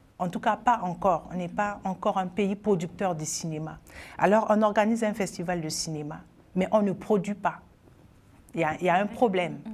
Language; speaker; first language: French; non-native, local second language; Sango